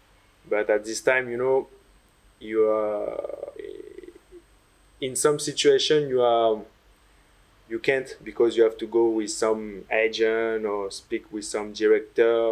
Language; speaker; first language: English; non-native, learner; French